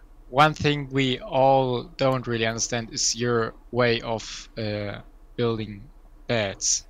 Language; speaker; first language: English; non-native, fluent; German